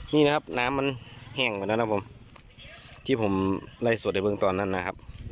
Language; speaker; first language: Thai; non-native, local second language; Lao